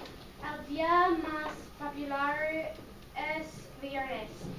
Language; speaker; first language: Spanish; non-native, learner; English